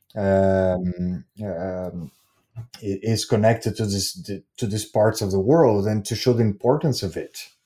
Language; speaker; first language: English; non-native, fluent; Portuguese